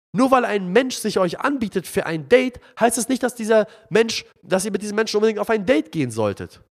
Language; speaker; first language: German; non-native, fluent; Arabic